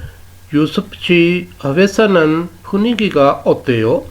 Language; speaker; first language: Korean; non-native, fluent; Urdu